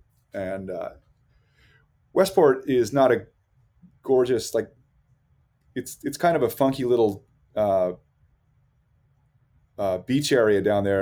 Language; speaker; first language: English; native; English